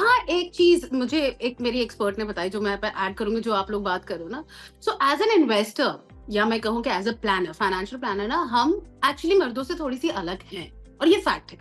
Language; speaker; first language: Hindi; native; Hindi